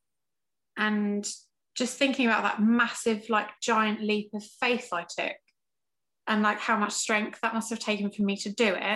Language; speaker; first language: English; native; English